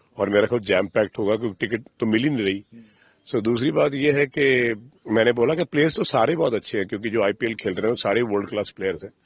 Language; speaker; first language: Hindi; non-native, local second language; Punjabi